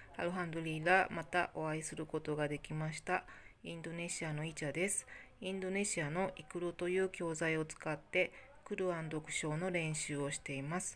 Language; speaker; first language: Japanese; non-native, fluent; Indonesian